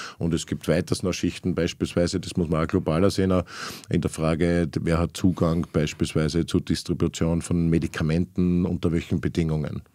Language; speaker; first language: German; native; German